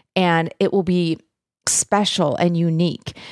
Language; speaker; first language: English; native; English